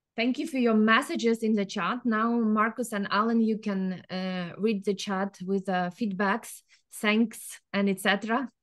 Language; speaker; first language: English; non-native, fluent; Ukrainian